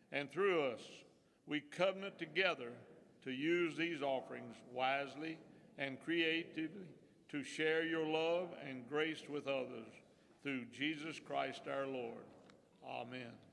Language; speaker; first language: English; native; English